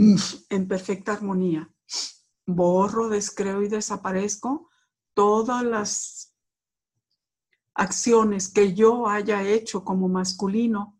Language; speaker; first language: Spanish; native; Spanish